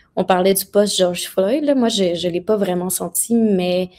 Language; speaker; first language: French; native; French